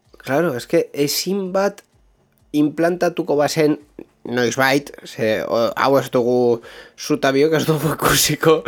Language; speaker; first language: Basque; non-native, local second language; Spanish